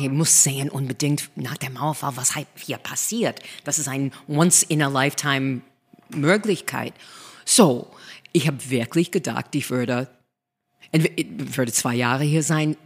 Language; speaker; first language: German; non-native, fluent; English